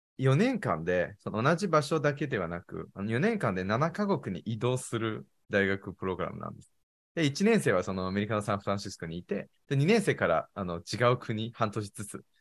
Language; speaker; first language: Japanese; non-native, fluent; Chinese